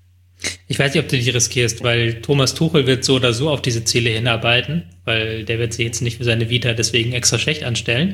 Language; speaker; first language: German; native; German